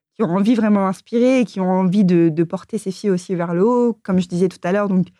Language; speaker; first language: French; native; French